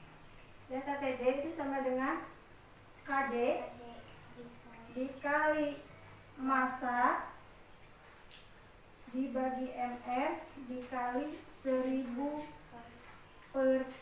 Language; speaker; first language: Indonesian; native; Indonesian